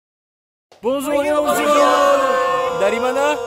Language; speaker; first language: Indonesian; non-native, fluent; French